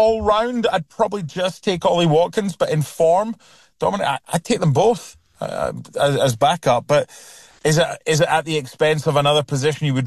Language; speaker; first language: English; native; English